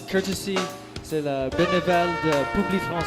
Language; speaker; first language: French; non-native, learner; English